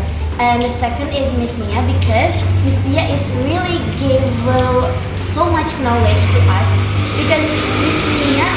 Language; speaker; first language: English; non-native, learner; Indonesian